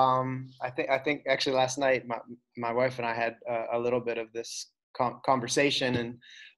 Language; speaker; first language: English; native; English